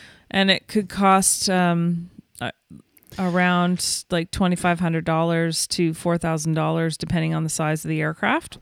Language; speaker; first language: English; native; English